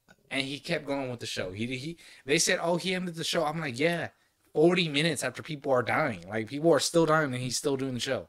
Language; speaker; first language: English; native; English